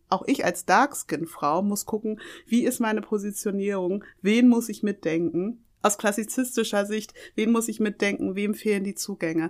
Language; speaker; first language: German; early bilingual, other home language; Yoruba